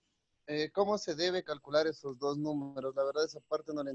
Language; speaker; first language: Spanish; native; Spanish